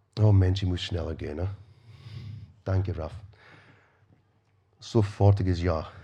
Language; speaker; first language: German; non-native, fluent; English